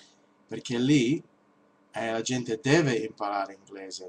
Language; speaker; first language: Italian; non-native, learner; English